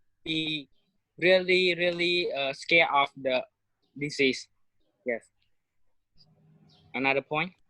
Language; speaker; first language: English; non-native, learner; Khmer